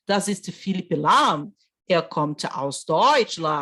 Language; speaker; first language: German; non-native, fluent; Portuguese